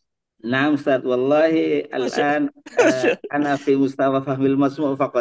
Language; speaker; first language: Arabic; non-native, learner; Indonesian